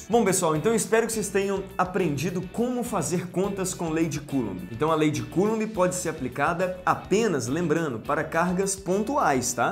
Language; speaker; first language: Portuguese; native; Portuguese